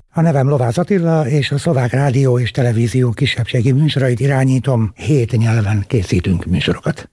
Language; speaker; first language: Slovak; non-native, local second language; Hungarian